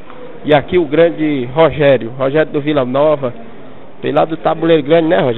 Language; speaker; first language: Portuguese; native; Portuguese